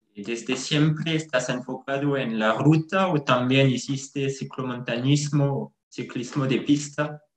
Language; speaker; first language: Spanish; non-native, fluent; French